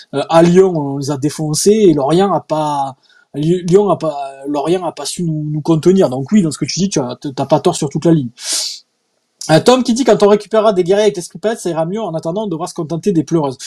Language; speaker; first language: French; native; French